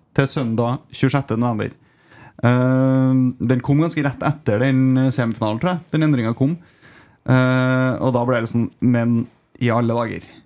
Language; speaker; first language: Norwegian; native; Norwegian